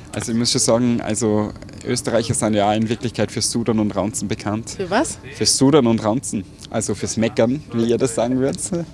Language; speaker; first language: German; native; German